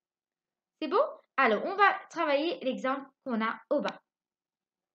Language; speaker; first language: French; non-native, local second language; Morisyen